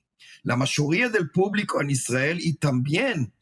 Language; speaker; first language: Spanish; non-native, fluent; Hebrew